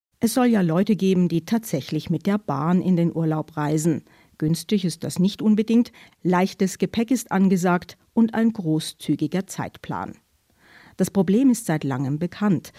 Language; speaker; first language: German; native; German